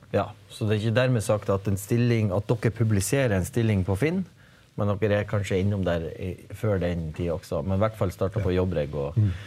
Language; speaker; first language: Norwegian; native; Norwegian